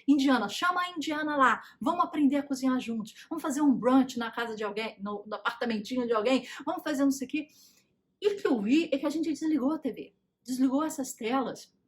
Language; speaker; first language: Portuguese; native; Portuguese